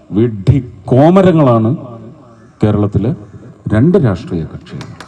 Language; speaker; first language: Malayalam; native; Malayalam